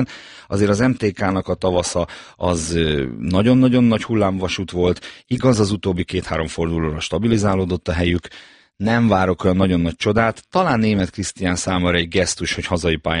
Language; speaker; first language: Hungarian; native; Hungarian